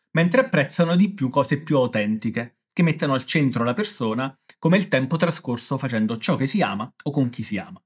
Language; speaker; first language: Italian; native; Italian